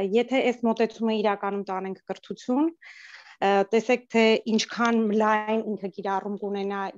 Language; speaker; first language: Armenian; native; Armenian